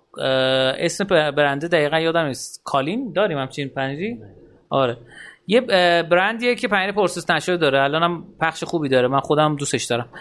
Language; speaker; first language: Persian; native; Persian